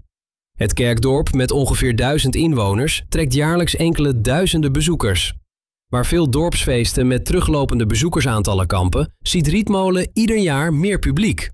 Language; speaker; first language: Dutch; native; Dutch